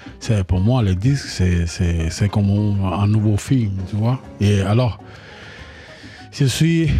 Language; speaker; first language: French; non-native, learner; Spanish